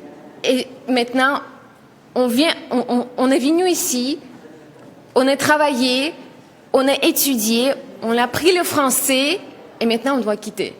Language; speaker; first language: French; non-native, learner; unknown